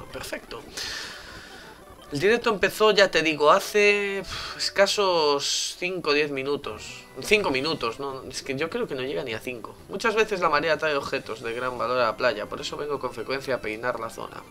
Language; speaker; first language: Spanish; native; Spanish